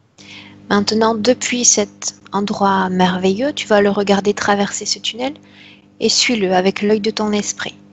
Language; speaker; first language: French; native; French